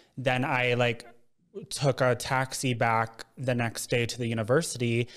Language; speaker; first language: English; native; English